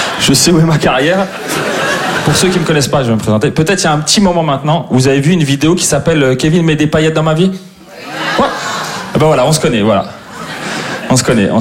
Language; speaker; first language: French; native; French